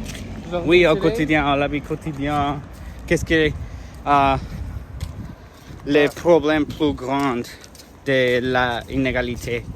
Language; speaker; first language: French; non-native, learner; English